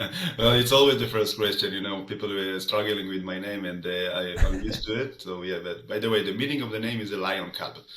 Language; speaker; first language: English; non-native, fluent; Hebrew